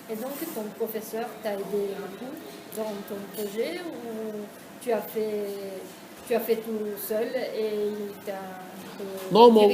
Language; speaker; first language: French; non-native, fluent; Italian